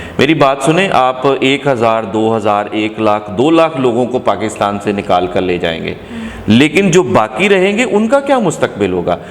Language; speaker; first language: Urdu; non-native, local second language; Punjabi